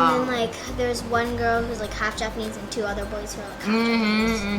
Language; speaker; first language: English; non-native, fluent; Japanese